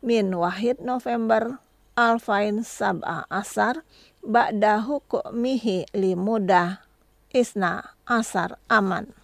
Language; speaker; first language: Arabic; non-native, fluent; Indonesian